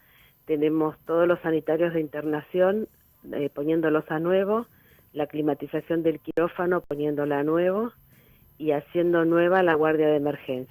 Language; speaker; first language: Spanish; native; Spanish